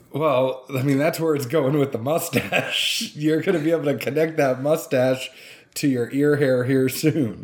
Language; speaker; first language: English; native; English